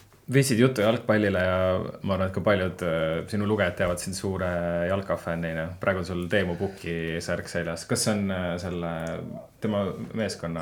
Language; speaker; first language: Estonian; native; Estonian